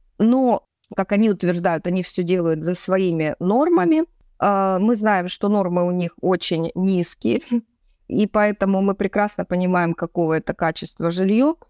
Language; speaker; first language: Russian; native; Russian